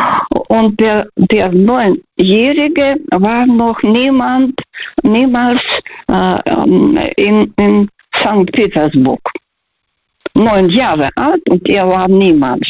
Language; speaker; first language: German; non-native, fluent; Russian